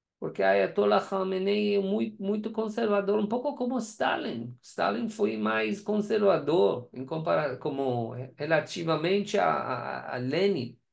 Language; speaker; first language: Portuguese; non-native, learner; Persian